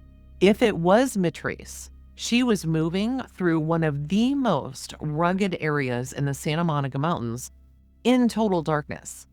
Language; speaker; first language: English; native; English